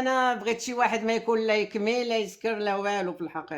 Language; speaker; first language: Arabic; native; Arabic